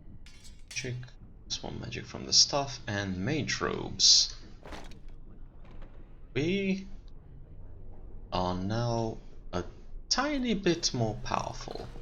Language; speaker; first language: English; non-native, fluent; German